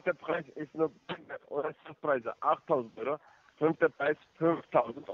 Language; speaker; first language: German; non-native, fluent; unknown